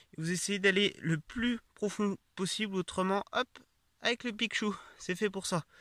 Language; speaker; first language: French; native; French